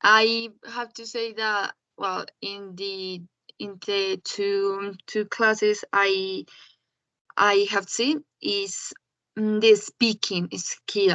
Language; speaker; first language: English; non-native, learner; Spanish